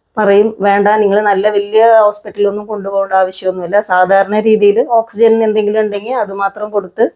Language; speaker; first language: Malayalam; non-native, local second language; Konkani